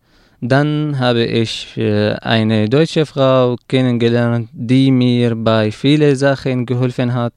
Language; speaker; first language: German; non-native, learner; Arabic